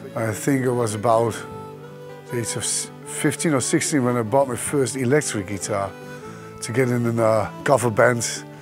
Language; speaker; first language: English; non-native, fluent; Dutch